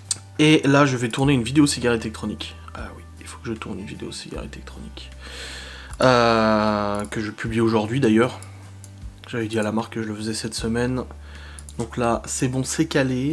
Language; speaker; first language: French; native; French